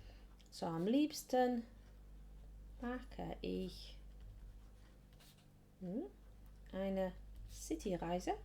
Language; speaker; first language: German; non-native, fluent; English